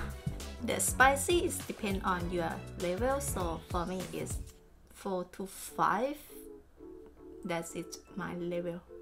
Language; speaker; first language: English; non-native, learner; Thai